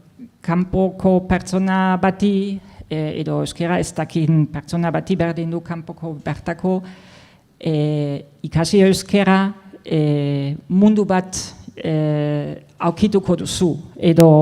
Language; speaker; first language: Basque; non-native, fluent; German